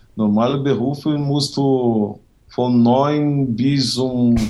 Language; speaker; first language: German; non-native, fluent; Portuguese